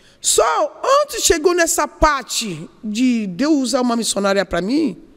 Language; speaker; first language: Portuguese; non-native, learner; Yoruba